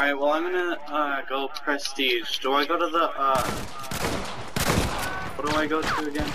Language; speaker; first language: English; native; English